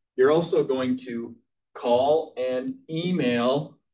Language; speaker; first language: English; native; English